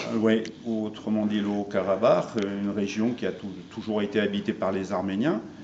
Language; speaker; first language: French; early bilingual, other home language; Armenian